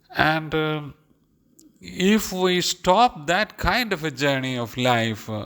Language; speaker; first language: English; non-native, local second language; Malayalam